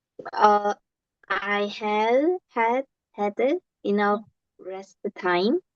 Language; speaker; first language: English; non-native, learner; Korean